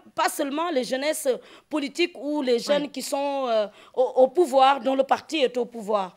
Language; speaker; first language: French; non-native, local second language; Fula